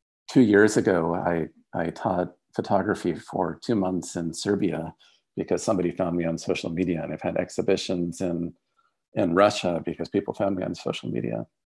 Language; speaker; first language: English; native; English